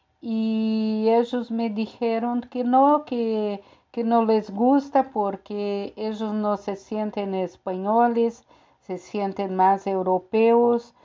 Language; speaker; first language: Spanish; non-native, fluent; Portuguese